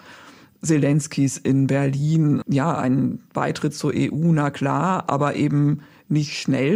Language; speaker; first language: German; native; German